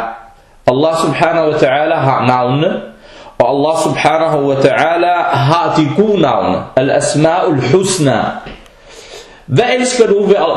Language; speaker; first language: Danish; early bilingual, other home language; Arabic